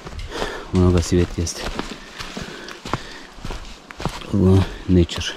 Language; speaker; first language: Russian; non-native, learner; Turkish